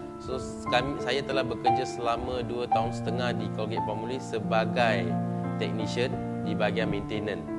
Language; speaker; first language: Malay; non-native, local second language; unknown